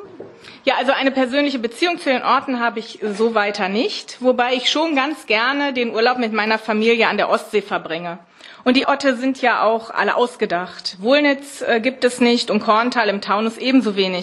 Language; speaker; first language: German; native; German